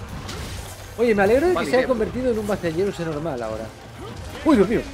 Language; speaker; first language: Spanish; native; Spanish